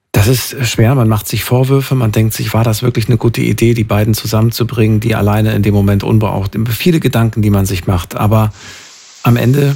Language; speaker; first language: German; native; German